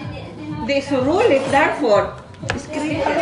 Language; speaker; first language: Swedish; non-native, learner; Cebuano